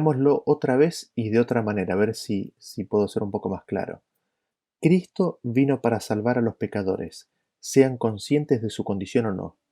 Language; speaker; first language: Spanish; native; Spanish